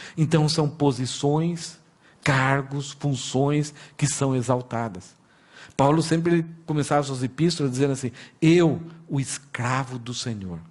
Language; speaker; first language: Portuguese; native; Portuguese